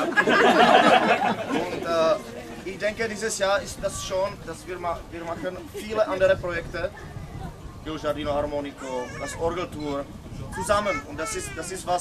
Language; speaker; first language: German; non-native, learner; Czech